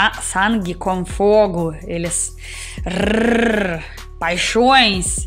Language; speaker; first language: Portuguese; non-native, learner; Russian